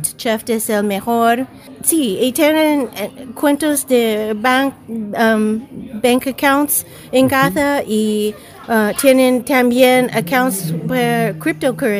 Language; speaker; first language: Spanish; non-native, learner; English